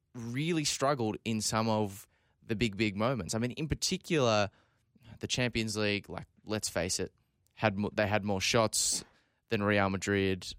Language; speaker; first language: English; native; English